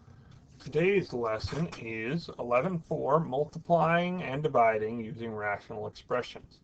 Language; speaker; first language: English; native; English